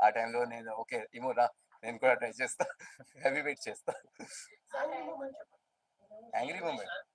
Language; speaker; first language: Telugu; non-native, learner; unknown